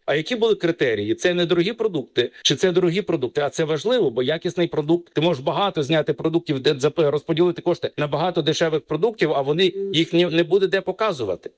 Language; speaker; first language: Ukrainian; native; Ukrainian